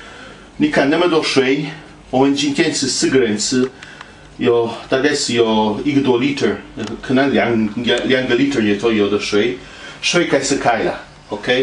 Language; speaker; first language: Chinese; non-native, fluent; Italian